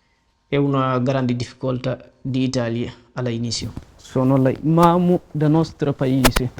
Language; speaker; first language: Italian; non-native, learner; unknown